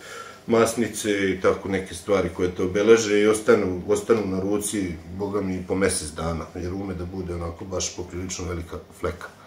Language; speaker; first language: Serbian; native; Serbian